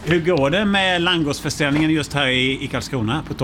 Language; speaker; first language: Swedish; native; Swedish